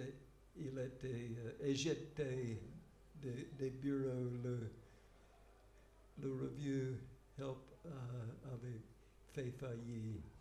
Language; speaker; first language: French; non-native, fluent; English